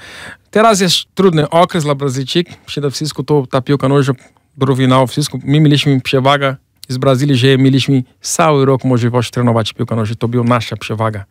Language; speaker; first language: Polish; non-native, fluent; Portuguese